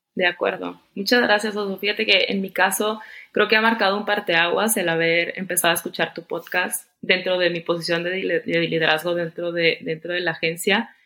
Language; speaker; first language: Spanish; native; Spanish